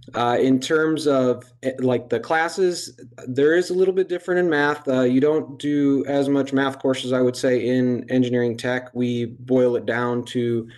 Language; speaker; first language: English; native; English